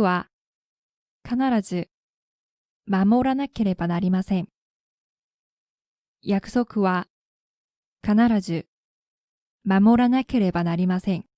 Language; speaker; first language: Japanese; non-native, fluent; Korean